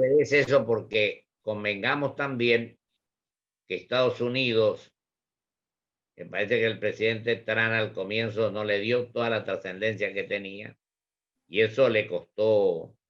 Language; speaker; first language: Spanish; native; Spanish